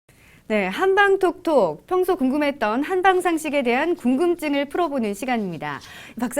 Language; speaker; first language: Korean; native; Korean